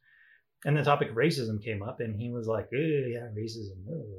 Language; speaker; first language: English; native; English